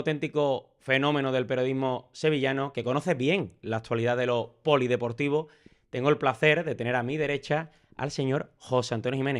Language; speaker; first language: Spanish; native; Spanish